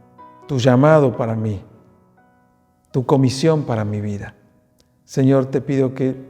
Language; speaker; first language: Spanish; native; Spanish